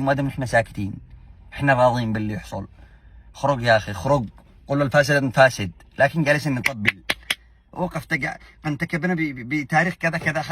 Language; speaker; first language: Arabic; native; Arabic